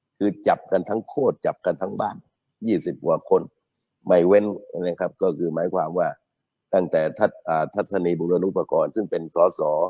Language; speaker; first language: Thai; native; Thai